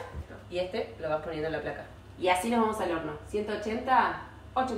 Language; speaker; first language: Spanish; native; Spanish